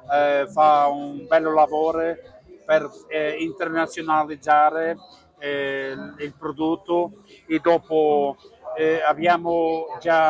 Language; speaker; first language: Italian; non-native, learner; Portuguese